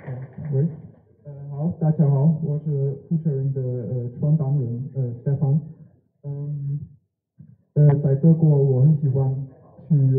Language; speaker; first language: Chinese; non-native, learner; German